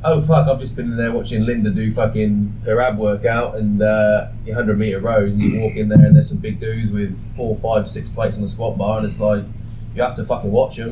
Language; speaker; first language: English; native; English